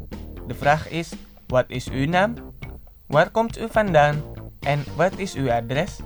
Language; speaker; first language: Dutch; non-native, fluent; Indonesian